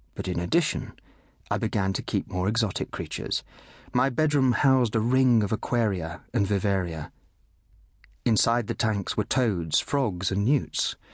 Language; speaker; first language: English; native; English